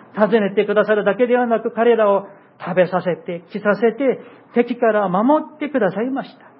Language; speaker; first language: Japanese; non-native, fluent; Korean